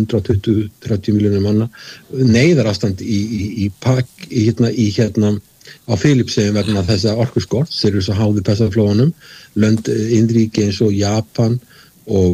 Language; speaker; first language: Icelandic; native; Icelandic